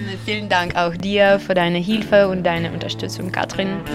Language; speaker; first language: German; non-native, learner; Ukrainian